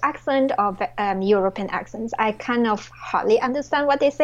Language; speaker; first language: English; non-native, local second language; Chinese